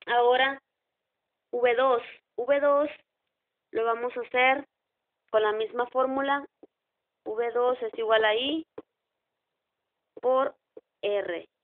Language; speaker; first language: Spanish; native; Spanish